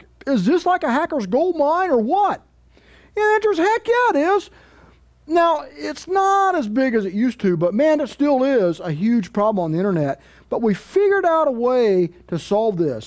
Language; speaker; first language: English; native; English